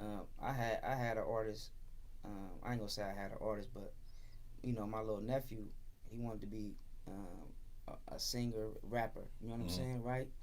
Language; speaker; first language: English; native; English